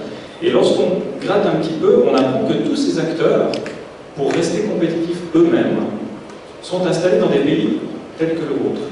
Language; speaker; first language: French; native; French